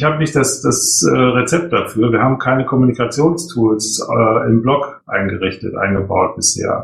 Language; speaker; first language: German; native; German